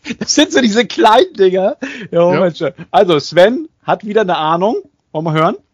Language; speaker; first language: German; native; German